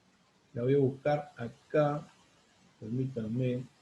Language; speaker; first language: Spanish; native; Spanish